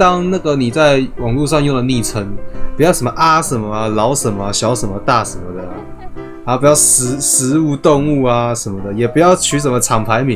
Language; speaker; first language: Chinese; native; Chinese